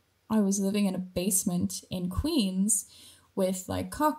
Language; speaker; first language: English; native; English